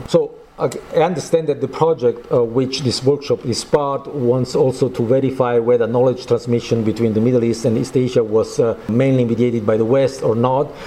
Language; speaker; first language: English; non-native, fluent; Italian